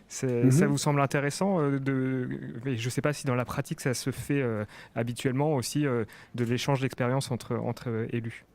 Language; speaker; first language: French; native; French